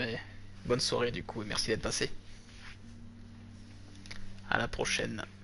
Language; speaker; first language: French; native; French